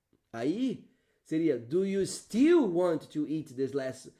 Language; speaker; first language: English; non-native, fluent; Portuguese